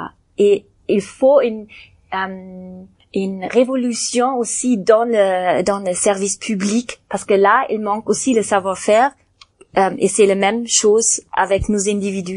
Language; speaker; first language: French; non-native, learner; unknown